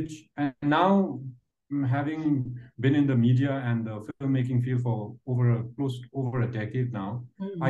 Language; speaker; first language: English; non-native, fluent; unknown